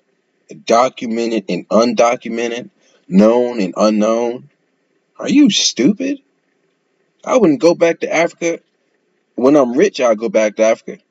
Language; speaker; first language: English; native; English